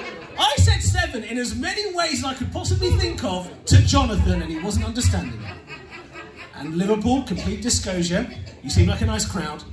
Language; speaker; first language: English; native; English